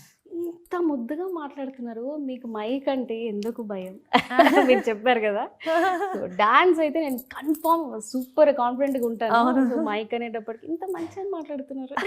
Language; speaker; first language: Telugu; native; Telugu